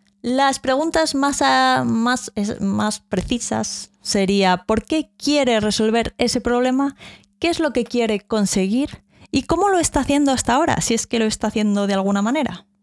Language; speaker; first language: Spanish; native; Spanish